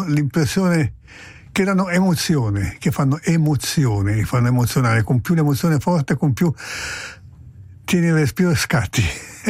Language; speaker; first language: Italian; native; Italian